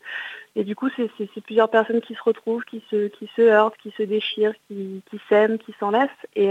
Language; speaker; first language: French; native; French